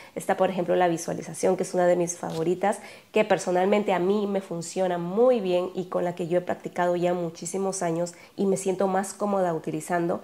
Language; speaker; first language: Spanish; native; Spanish